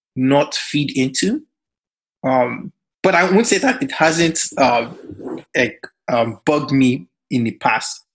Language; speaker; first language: English; non-native, local second language; Yoruba